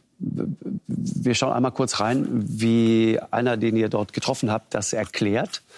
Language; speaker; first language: German; native; German